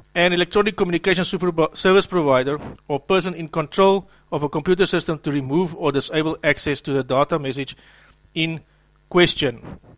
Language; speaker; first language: English; non-native, local second language; Afrikaans